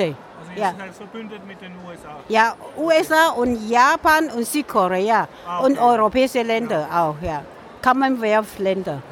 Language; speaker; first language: German; non-native, learner; Min Nan Chinese